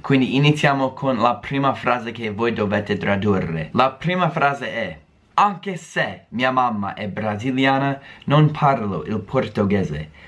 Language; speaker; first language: Italian; non-native, fluent; English